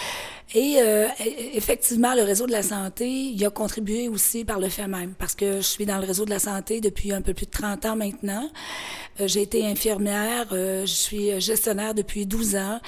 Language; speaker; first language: French; native; French